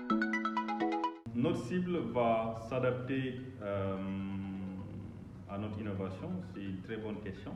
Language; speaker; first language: French; non-native, local second language; Wolof